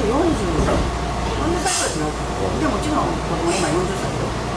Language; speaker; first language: Japanese; native; Japanese